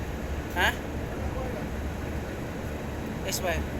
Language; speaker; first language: Arabic; non-native, learner; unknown